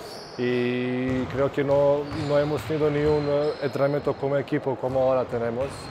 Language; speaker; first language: Spanish; non-native, fluent; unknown